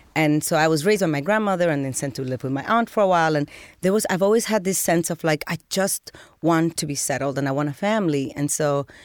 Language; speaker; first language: English; early bilingual, other home language; Spanish